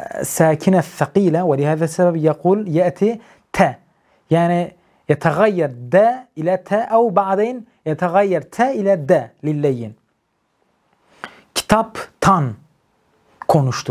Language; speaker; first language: Arabic; non-native, learner; Turkish